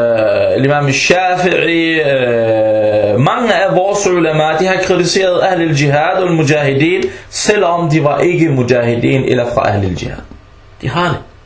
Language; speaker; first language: Danish; early bilingual, other home language; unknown